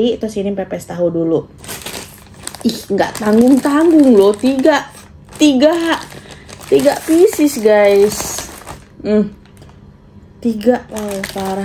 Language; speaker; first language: Indonesian; native; Indonesian